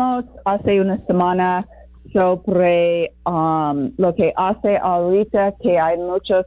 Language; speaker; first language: Spanish; non-native, fluent; English